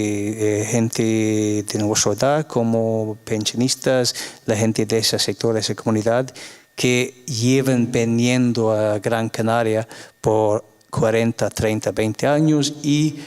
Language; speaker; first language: Spanish; non-native, fluent; English